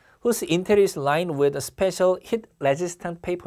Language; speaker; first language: English; non-native, fluent; Korean